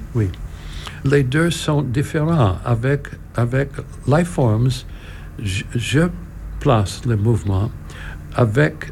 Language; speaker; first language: French; non-native, learner; English